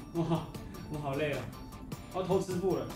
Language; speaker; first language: Chinese; native; Chinese